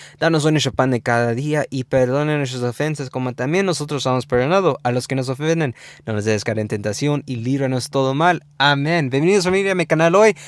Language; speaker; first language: Spanish; early bilingual, heritage; English